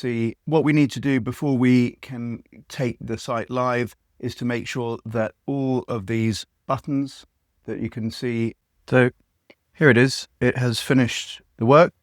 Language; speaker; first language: English; native; English